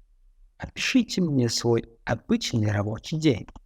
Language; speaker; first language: Russian; non-native, fluent; Tajik